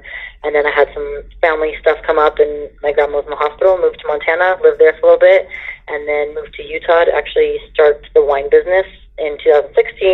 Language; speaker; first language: English; native; English